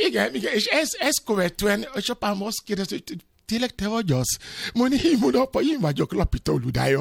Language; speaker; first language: Hungarian; non-native, fluent; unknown